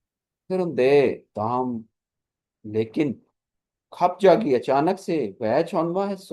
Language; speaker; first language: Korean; non-native, learner; Urdu